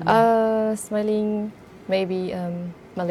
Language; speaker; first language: English; non-native, fluent; French